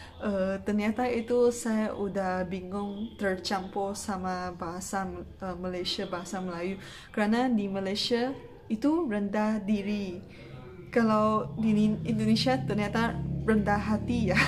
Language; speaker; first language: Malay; non-native, local second language; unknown